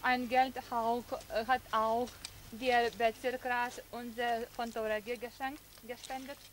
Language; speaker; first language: German; non-native, fluent; Lithuanian